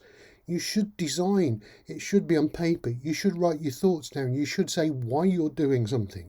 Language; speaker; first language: English; native; English